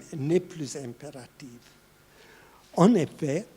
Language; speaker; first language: French; non-native, fluent; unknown